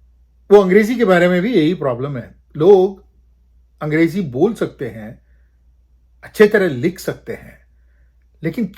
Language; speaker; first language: Hindi; non-native, local second language; Malayalam